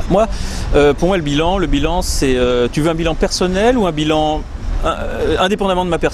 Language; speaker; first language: French; native; French